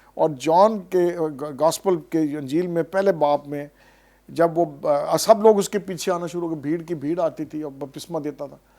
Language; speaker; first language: Urdu; non-native, local second language; Punjabi